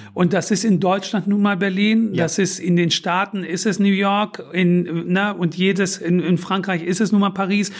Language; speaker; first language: German; early bilingual, other home language; Turkish